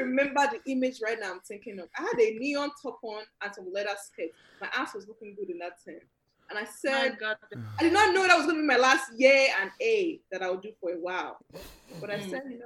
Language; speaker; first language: English; non-native, local second language; Yoruba